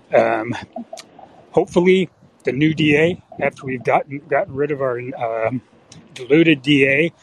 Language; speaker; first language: English; native; English